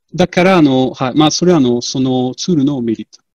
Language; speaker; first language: Japanese; non-native, fluent; French